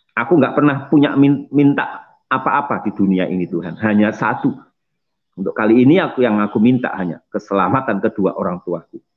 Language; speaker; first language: Indonesian; non-native, local second language; Javanese